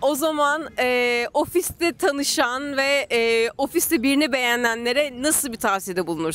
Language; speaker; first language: Turkish; native; Turkish